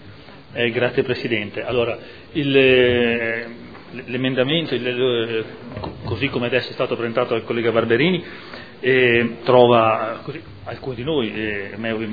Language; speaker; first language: Italian; native; Italian